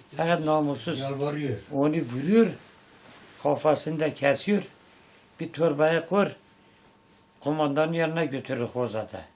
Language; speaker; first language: Turkish; non-native, local second language; Zaza